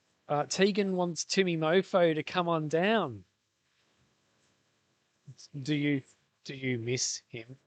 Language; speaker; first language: English; native; English